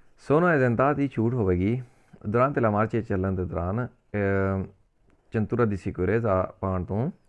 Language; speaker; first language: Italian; non-native, learner; Punjabi